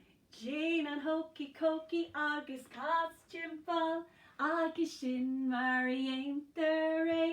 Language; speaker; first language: Irish; non-native, local second language; English